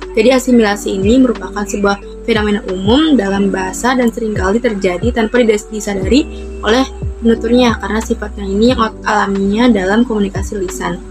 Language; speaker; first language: Indonesian; native; Indonesian